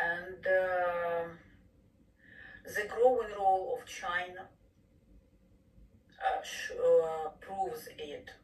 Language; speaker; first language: English; non-native, fluent; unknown